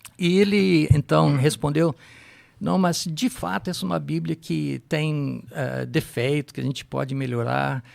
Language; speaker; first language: Portuguese; non-native, fluent; English